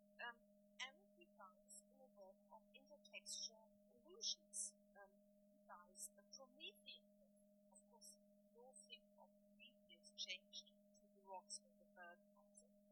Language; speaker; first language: English; non-native, fluent; German